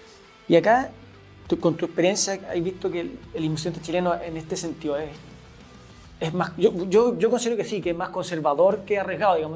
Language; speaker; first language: Spanish; native; Spanish